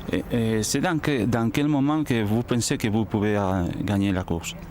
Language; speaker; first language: French; non-native, learner; Spanish